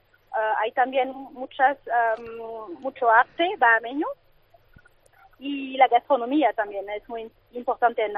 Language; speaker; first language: Spanish; non-native, fluent; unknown